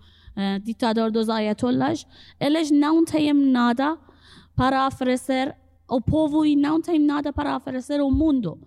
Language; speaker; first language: Portuguese; non-native, fluent; Persian